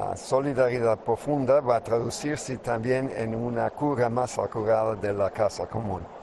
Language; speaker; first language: Spanish; non-native, fluent; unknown